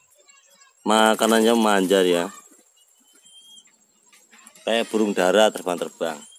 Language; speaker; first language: Malay; native; Malay